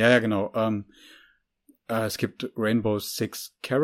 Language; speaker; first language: German; native; German